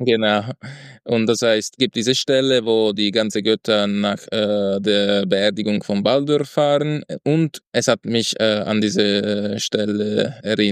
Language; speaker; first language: German; non-native, fluent; Italian